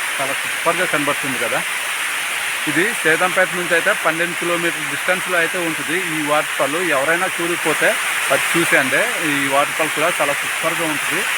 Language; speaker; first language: Telugu; non-native, local second language; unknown